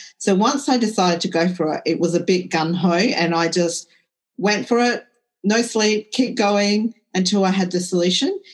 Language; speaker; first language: English; early bilingual, other home language; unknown